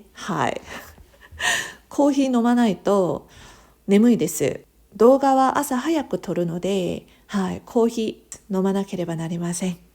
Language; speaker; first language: Japanese; non-native, fluent; Korean